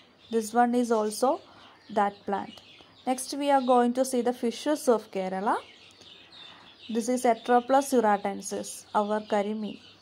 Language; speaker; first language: English; non-native, local second language; Malayalam